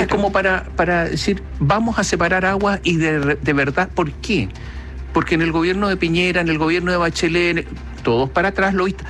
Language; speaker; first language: Spanish; native; Spanish